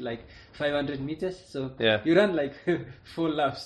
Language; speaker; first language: English; non-native, local second language; Kalenjin